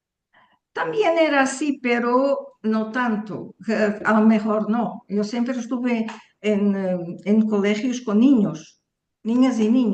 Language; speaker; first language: Spanish; early bilingual, heritage; Portuguese